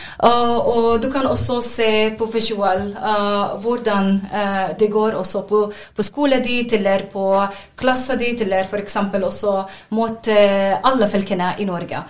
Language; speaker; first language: Norwegian; non-native, learner; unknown